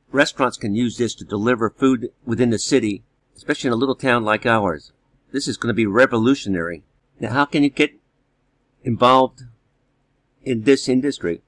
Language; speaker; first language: English; native; English